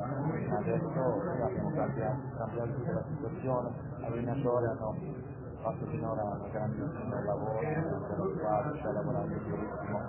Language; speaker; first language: Italian; non-native, local second language; Swiss German